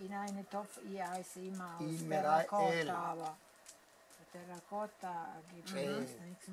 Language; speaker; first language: German; non-native, learner; Italian